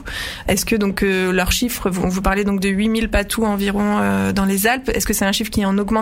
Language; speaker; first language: French; native; French